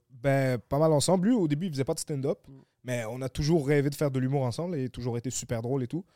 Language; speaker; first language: French; native; French